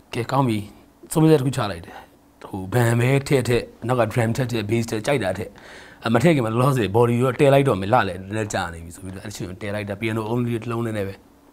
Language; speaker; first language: Burmese; native; Burmese